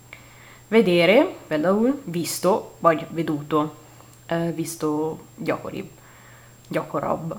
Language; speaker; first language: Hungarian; non-native, learner; Italian